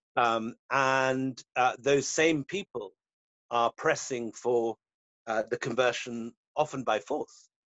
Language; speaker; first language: English; native; English